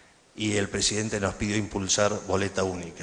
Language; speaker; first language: Spanish; native; Spanish